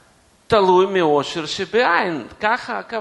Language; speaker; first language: Hebrew; non-native, fluent; Russian